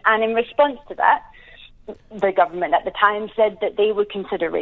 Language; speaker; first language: English; native; English